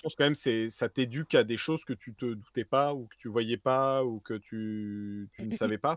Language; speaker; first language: French; native; French